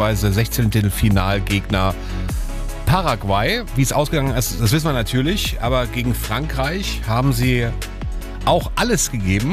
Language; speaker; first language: German; native; German